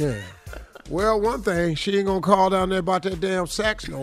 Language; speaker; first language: English; native; English